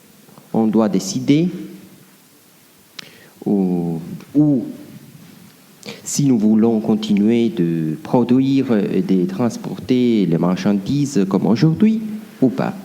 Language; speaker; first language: French; non-native, fluent; Italian